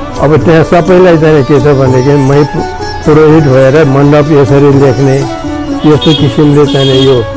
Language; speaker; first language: Nepali; non-native, local second language; Newari